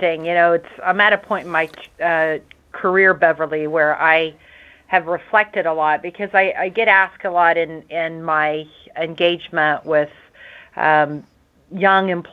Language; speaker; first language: English; native; English